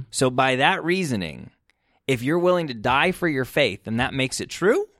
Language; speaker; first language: English; native; English